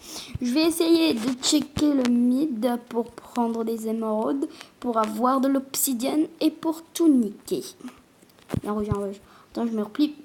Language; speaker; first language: French; native; French